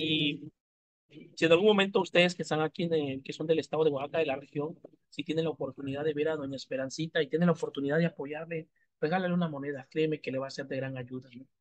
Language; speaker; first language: Spanish; native; Spanish